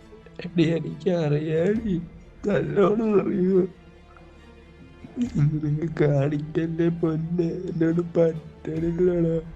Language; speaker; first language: Malayalam; native; Malayalam